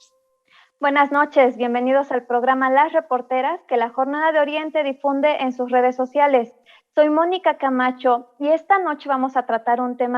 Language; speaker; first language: Spanish; native; Spanish